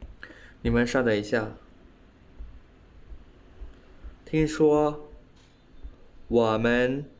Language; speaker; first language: Chinese; non-native, fluent; Khmer